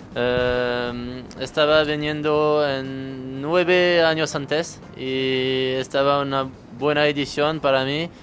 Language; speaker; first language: Spanish; non-native, learner; French